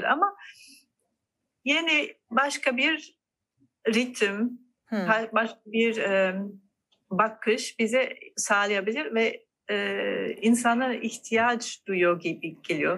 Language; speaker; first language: Turkish; non-native, fluent; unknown